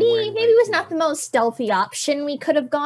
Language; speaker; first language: English; native; English